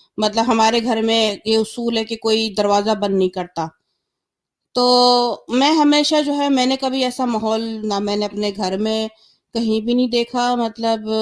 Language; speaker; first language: Urdu; native; Urdu